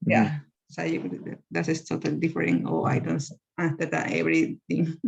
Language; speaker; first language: English; non-native, learner; Spanish